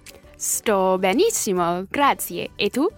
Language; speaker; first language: Italian; non-native, learner; English